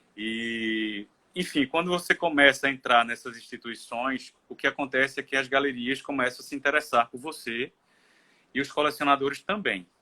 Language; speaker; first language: Portuguese; native; Portuguese